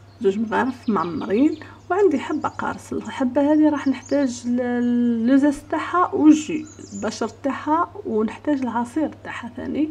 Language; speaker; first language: Arabic; native; Arabic